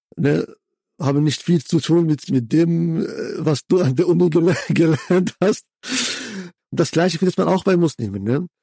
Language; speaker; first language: German; non-native, fluent; Arabic